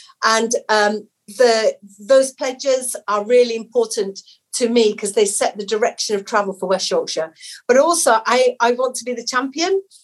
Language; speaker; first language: English; native; English